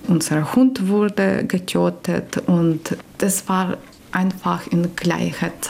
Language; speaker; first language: German; non-native, learner; Ukrainian